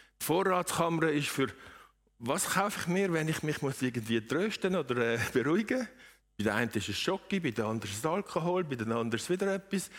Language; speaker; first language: German; native; German